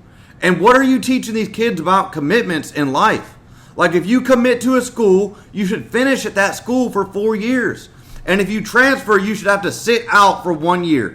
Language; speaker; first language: English; native; English